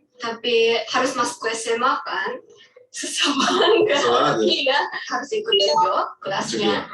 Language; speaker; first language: Indonesian; non-native, fluent; Japanese